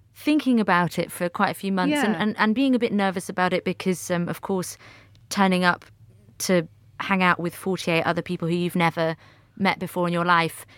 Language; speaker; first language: English; native; English